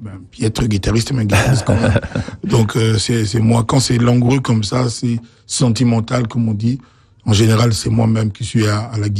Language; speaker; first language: French; non-native, local second language; Lingala